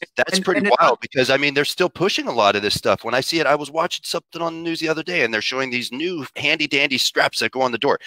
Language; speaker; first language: English; native; English